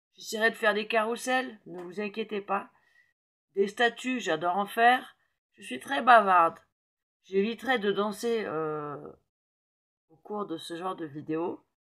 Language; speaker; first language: French; native; French